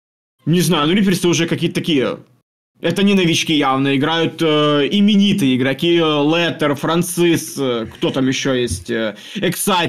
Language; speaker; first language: Russian; native; Russian